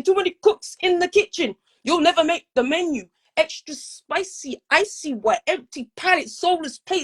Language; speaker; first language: English; native; English